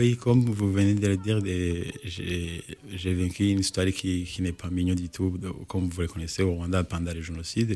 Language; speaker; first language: French; non-native, local second language; Kinyarwanda